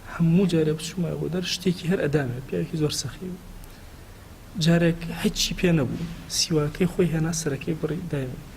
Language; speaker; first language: Central Kurdish; non-native, local second language; Gurani